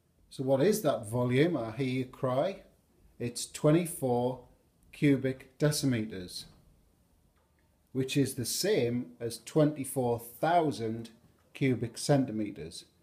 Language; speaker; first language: English; native; English